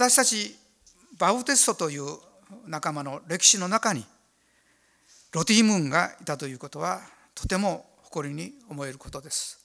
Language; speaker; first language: Japanese; native; Japanese